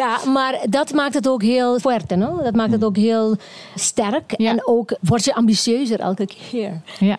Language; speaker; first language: Dutch; non-native, local second language; Papiamento